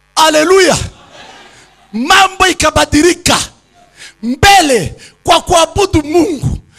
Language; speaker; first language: Swahili; native; Swahili